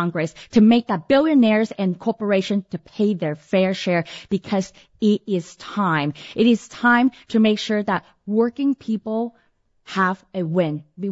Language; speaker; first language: English; early bilingual, other home language; Cantonese